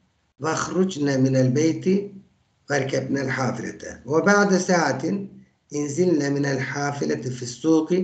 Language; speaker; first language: Arabic; non-native, fluent; Turkish